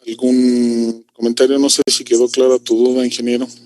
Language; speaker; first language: Spanish; native; Spanish